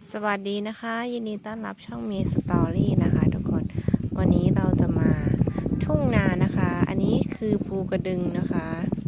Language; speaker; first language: Thai; native; Thai